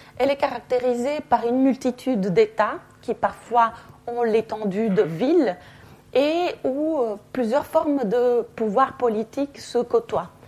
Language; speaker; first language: French; non-native, fluent; Italian